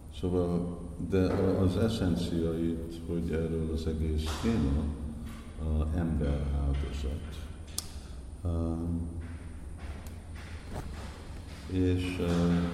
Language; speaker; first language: Hungarian; early bilingual, heritage; Hungarian